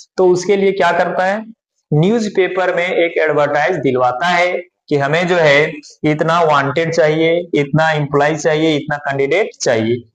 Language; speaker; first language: Hindi; native; Hindi